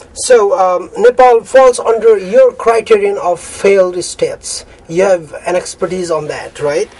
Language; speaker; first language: English; non-native, local second language; Nepali